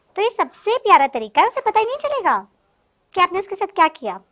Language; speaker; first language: Hindi; native; Hindi